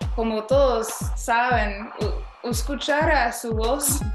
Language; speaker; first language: Spanish; non-native, fluent; English